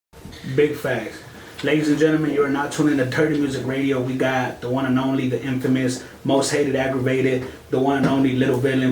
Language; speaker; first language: English; native; English